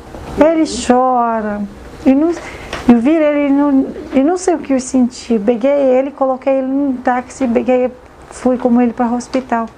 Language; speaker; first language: Portuguese; non-native, learner; Arabic